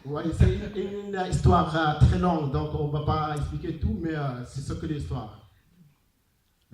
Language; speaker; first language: French; non-native, learner; Arabic